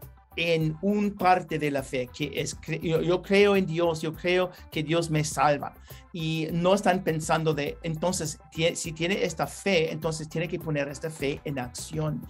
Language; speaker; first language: Spanish; non-native, learner; English